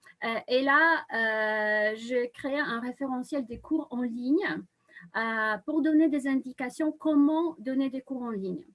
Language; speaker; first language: French; non-native, fluent; Polish